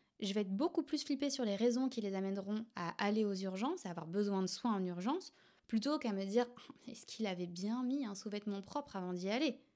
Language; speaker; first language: French; native; French